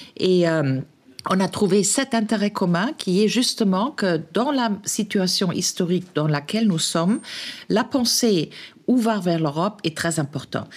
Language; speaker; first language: French; non-native, fluent; German